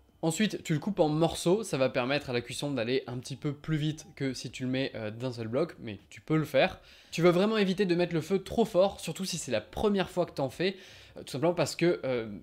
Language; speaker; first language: French; native; French